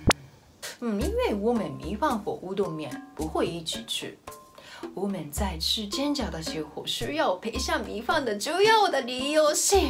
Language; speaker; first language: Chinese; non-native, fluent; Japanese